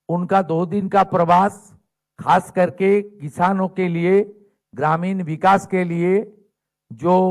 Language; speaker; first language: Hindi; non-native, local second language; Bangla